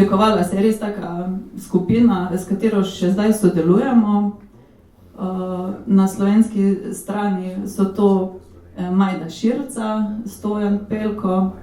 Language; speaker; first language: Slovenian; native; Slovenian